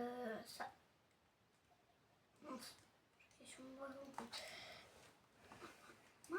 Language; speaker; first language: French; native; French